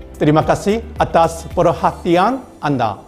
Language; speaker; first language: Indonesian; non-native, learner; Korean